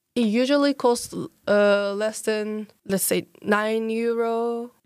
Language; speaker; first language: English; non-native, learner; Japanese